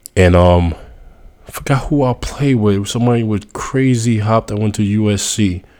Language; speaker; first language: English; early bilingual, other home language; Spanish